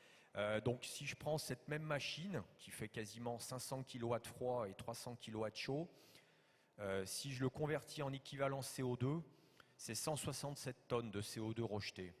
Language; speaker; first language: French; native; French